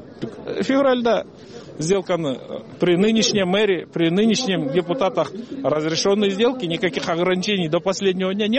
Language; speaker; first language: Russian; non-native, local second language; Kyrgyz